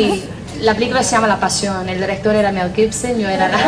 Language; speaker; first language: Spanish; non-native, fluent; English